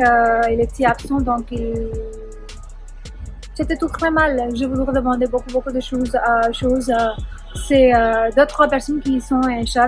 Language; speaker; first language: French; non-native, learner; Punjabi